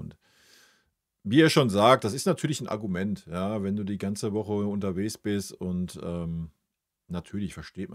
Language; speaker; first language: German; native; German